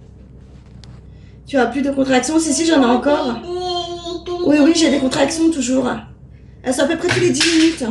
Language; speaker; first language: French; native; French